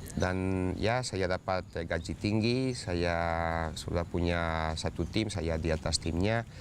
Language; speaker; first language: Indonesian; non-native, fluent; Spanish